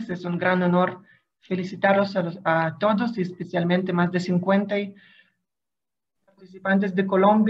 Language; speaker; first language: Spanish; non-native, fluent; Hebrew